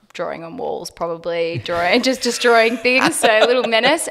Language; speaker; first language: English; native; English